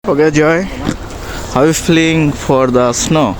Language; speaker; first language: English; non-native, local second language; Bangla